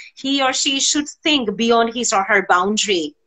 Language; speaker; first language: English; non-native, local second language; Bangla